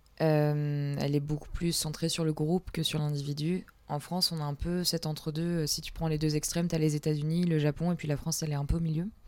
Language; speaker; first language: French; native; French